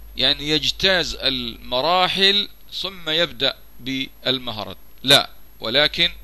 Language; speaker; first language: Arabic; non-native, fluent; Malay